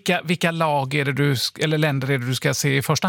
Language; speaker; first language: Swedish; native; Swedish